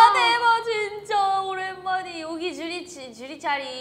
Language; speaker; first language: Korean; non-native, learner; Japanese